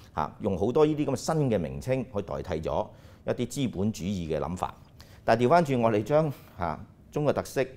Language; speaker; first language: Cantonese; native; Cantonese